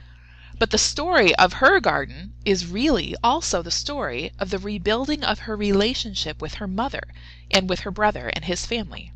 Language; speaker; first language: English; native; English